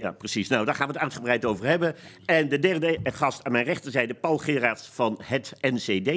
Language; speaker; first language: Dutch; native; Dutch